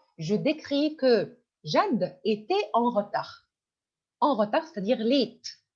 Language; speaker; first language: French; non-native, fluent; Arabic